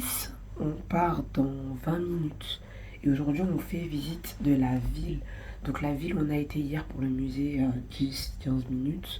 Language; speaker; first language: French; native; French